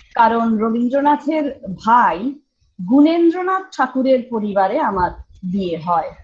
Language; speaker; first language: Bangla; early bilingual, heritage; Bangla